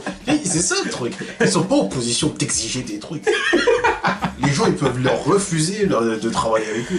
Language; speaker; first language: French; native; French